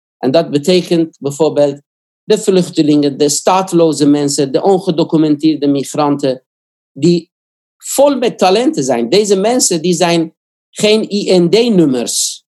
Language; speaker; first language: Dutch; non-native, fluent; Korean